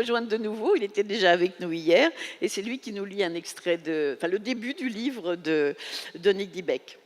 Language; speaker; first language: French; native; French